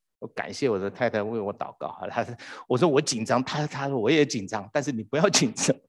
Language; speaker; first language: Chinese; native; Chinese